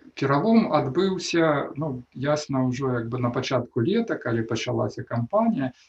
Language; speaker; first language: Belarusian; non-native, local second language; Russian